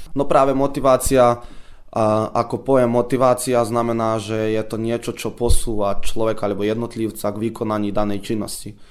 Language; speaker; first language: Slovak; early bilingual, heritage; Slovak